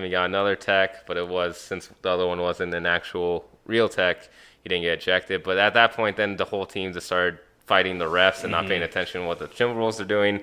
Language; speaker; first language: English; native; English